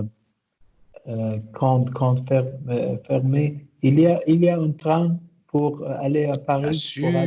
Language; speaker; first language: French; non-native, learner; Arabic